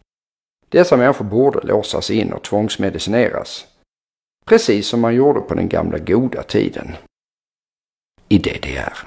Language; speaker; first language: Swedish; native; Swedish